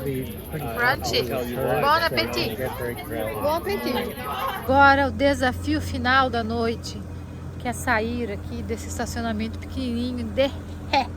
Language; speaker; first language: Portuguese; native; Portuguese